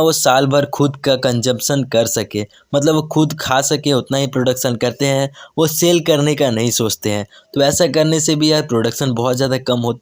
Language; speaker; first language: Hindi; native; Hindi